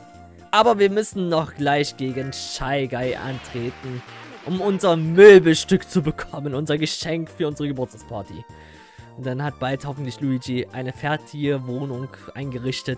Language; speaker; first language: German; native; German